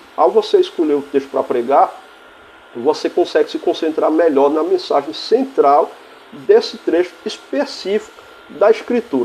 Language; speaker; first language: Portuguese; native; Portuguese